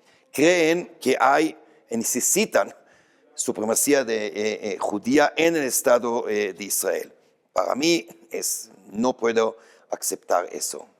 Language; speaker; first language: Spanish; non-native, fluent; Hebrew